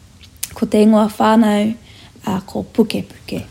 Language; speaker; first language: Māori; non-native, local second language; English